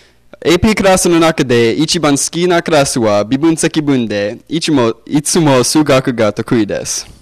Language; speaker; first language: Japanese; non-native, learner; English